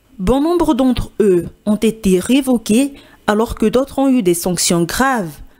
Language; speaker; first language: French; non-native, local second language; Malagasy